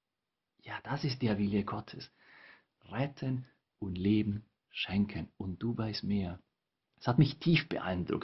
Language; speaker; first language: German; non-native, fluent; Spanish